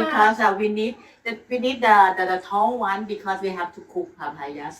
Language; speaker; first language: English; non-native, fluent; Thai